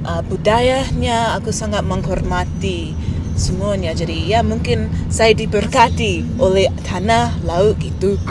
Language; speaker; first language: Indonesian; non-native, learner; English